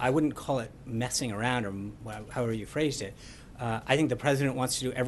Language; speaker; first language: English; native; English